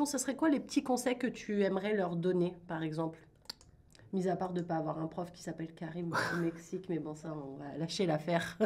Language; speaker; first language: French; native; French